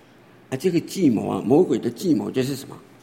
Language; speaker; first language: Chinese; native; Chinese